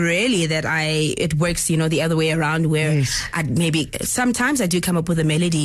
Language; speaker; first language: English; non-native, local second language; Zulu